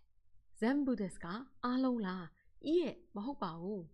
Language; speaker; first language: Japanese; non-native, fluent; Burmese